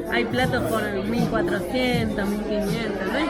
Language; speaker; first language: Spanish; native; Spanish